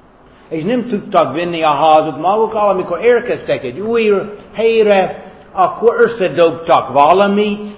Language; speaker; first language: Hungarian; non-native, fluent; German